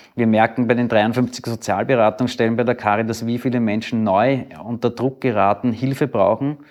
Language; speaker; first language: German; native; German